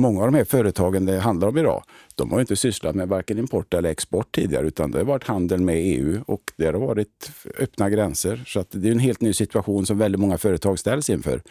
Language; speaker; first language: Swedish; native; Swedish